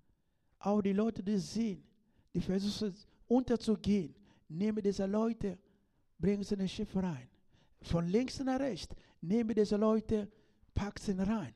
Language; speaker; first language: German; non-native, learner; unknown